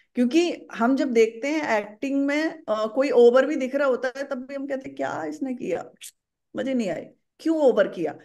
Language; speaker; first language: Hindi; native; Hindi